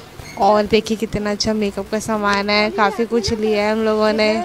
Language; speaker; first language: Hindi; native; Hindi